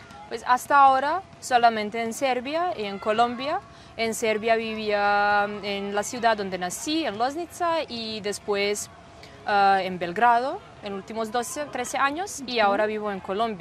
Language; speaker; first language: Spanish; non-native, fluent; Serbian